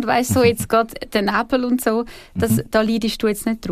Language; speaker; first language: German; native; German